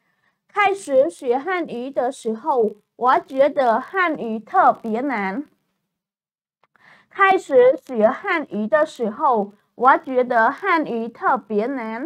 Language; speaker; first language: Chinese; non-native, fluent; Khmer